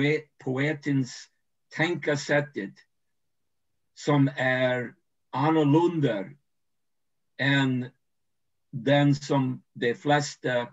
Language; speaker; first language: Swedish; non-native, fluent; English